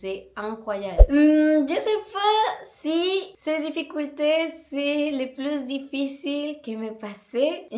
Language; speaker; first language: French; non-native, learner; Spanish